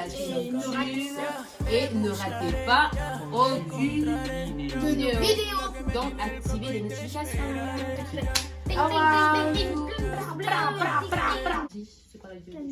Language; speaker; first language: French; native; French